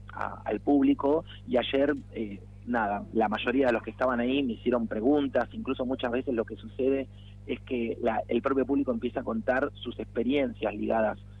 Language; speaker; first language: Spanish; native; Spanish